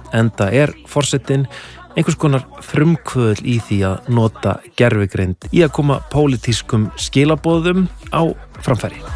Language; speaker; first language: Icelandic; native; Icelandic